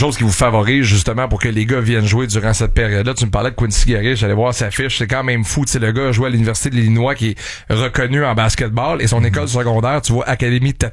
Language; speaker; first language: French; native; French